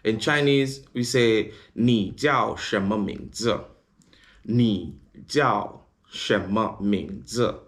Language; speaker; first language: Chinese; non-native, learner; English